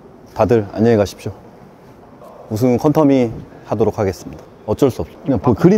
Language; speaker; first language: Korean; native; Korean